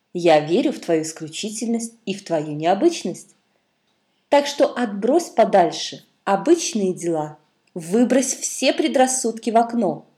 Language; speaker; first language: Russian; native; Russian